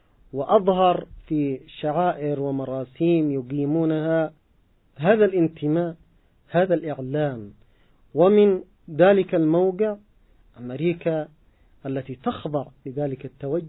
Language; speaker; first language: Arabic; native; Arabic